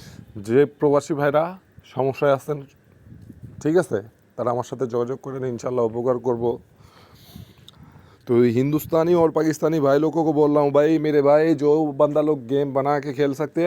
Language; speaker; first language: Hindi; non-native, fluent; Bangla